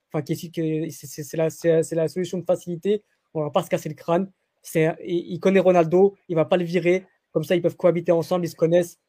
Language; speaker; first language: French; early bilingual, other home language; Portuguese